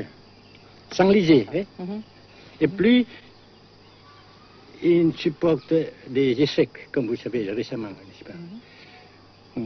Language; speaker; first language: French; non-native, local second language; Vietnamese